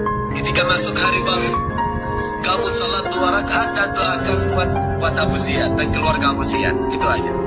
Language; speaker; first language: Indonesian; non-native, fluent; Arabic